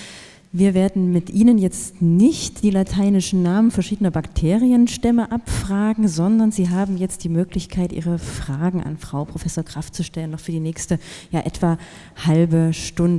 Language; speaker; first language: German; native; German